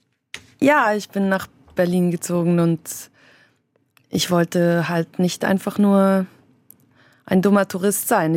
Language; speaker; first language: German; native; German